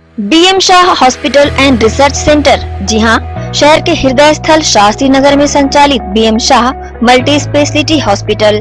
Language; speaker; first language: Hindi; native; Hindi